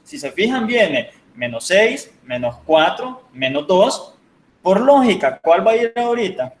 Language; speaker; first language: Spanish; native; Spanish